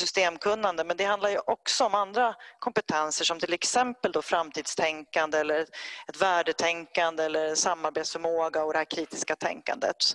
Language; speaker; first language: Swedish; native; Swedish